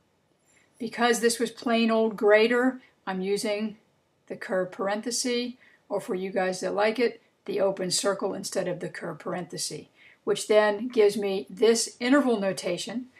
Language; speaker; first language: English; native; English